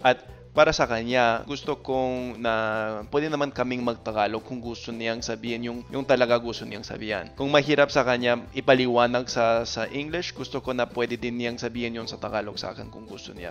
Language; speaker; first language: Filipino; non-native, fluent; English